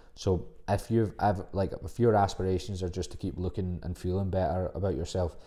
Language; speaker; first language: English; native; English